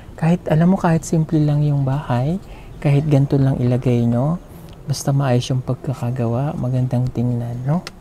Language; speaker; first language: Filipino; non-native, local second language; Cebuano